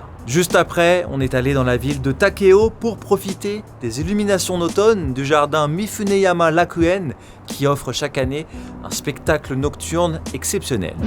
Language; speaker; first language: French; native; French